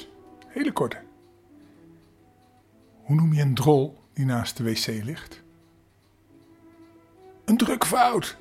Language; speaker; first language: Dutch; native; Dutch